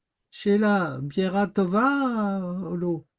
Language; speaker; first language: Hebrew; non-native, learner; French